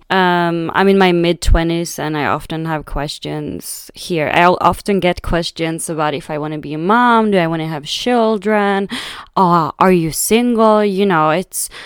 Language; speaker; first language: English; non-native, fluent; Swedish